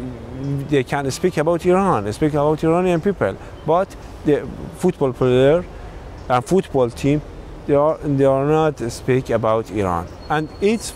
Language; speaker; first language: English; non-native, learner; Persian